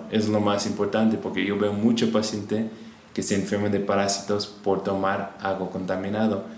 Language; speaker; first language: Spanish; non-native, fluent; English